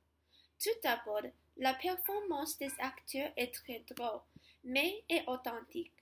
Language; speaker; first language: French; non-native, learner; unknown